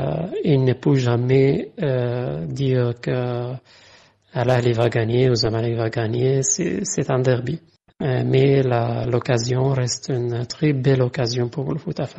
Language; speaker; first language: French; non-native, fluent; Arabic